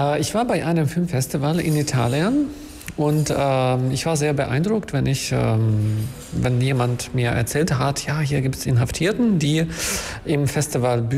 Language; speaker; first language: German; non-native, fluent; Ukrainian